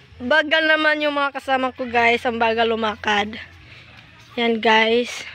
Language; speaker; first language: Filipino; non-native, local second language; Cebuano